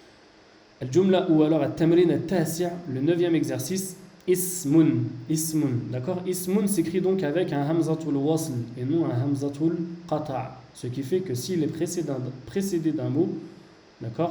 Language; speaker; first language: French; native; French